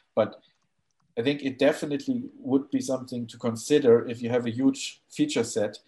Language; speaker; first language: English; non-native, fluent; German